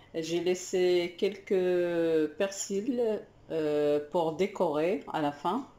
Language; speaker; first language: French; non-native, local second language; Arabic